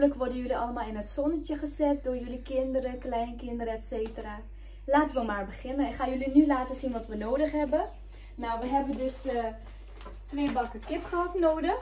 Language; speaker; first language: Dutch; native; Dutch